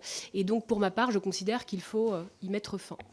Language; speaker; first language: French; native; French